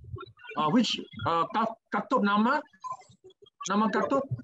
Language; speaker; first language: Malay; non-native, learner; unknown